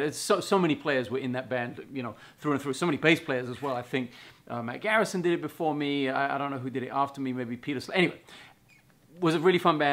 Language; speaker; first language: English; native; English